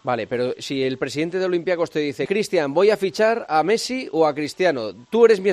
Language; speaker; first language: Spanish; native; Spanish